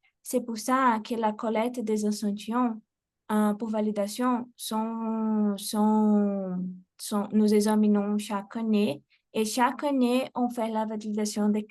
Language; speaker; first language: French; non-native, fluent; Portuguese